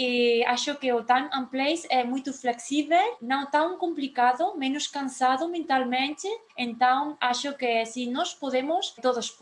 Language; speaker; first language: Portuguese; non-native, fluent; Spanish